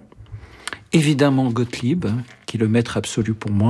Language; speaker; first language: French; early bilingual, other home language; Arabic